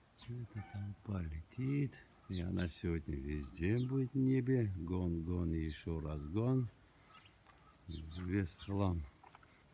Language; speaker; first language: Russian; native; Russian